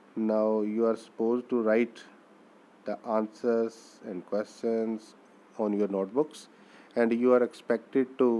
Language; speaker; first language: English; non-native, local second language; Punjabi